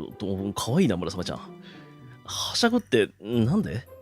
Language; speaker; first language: Japanese; native; Japanese